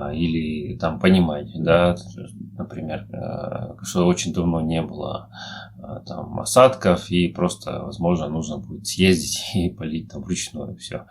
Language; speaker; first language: Russian; native; Russian